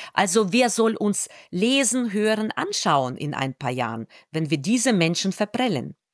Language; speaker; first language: German; non-native, fluent; Russian